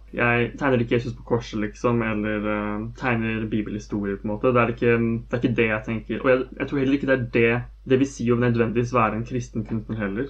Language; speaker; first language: Norwegian; native; Norwegian